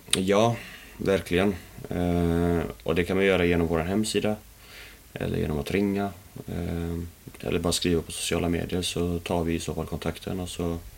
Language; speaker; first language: Swedish; early bilingual, other home language; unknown